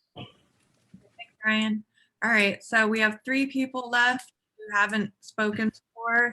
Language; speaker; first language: English; native; English